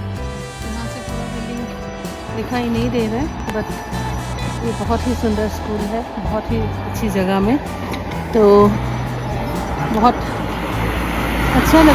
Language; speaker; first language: Hindi; non-native, local second language; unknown